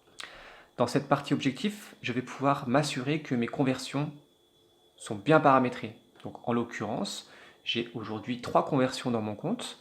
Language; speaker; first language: French; native; French